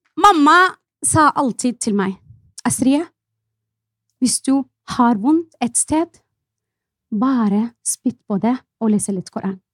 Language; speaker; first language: Norwegian; non-native, fluent; Arabic